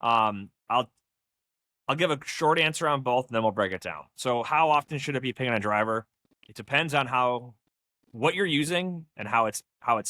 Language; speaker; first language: English; native; English